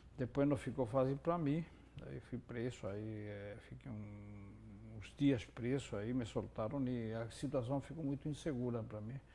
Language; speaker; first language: Portuguese; non-native, fluent; Spanish